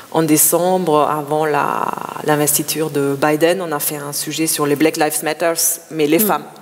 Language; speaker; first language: French; non-native, fluent; German